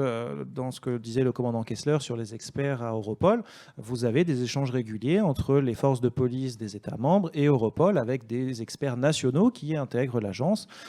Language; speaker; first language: French; native; French